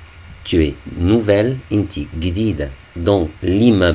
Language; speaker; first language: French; non-native, fluent; Arabic